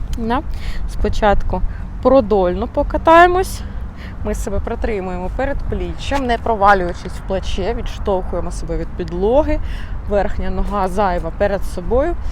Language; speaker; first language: Ukrainian; non-native, local second language; Russian